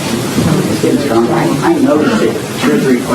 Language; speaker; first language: English; native; English